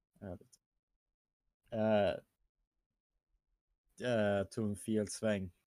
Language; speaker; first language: Swedish; non-native, fluent; German